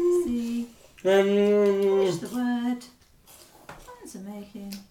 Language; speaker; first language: English; native; English